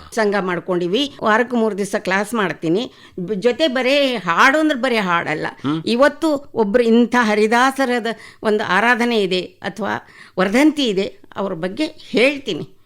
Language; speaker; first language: Kannada; native; Kannada